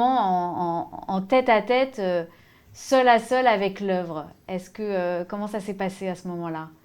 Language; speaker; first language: French; native; French